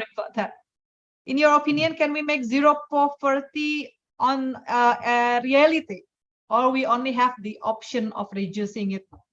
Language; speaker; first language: English; non-native, fluent; Indonesian